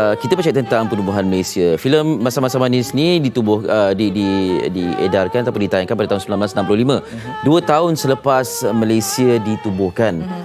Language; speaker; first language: Malay; native; Malay